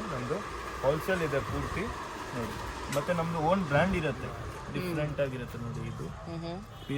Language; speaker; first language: Kannada; non-native, local second language; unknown